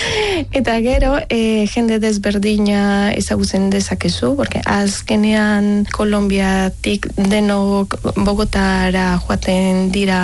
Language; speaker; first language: Basque; non-native, learner; Spanish